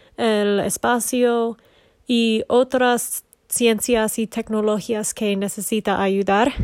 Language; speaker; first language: Spanish; non-native, learner; English